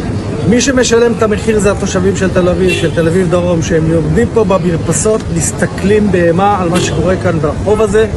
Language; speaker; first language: Hebrew; native; Hebrew